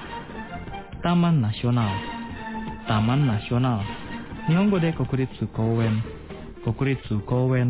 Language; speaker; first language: Japanese; non-native, fluent; Indonesian